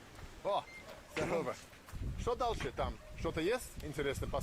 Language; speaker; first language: Russian; non-native, learner; English